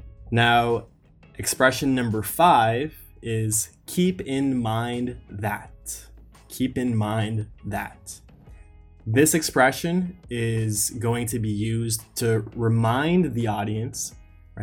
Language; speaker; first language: English; native; English